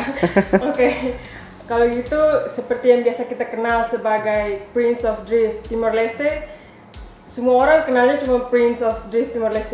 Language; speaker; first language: Indonesian; non-native, local second language; Tetum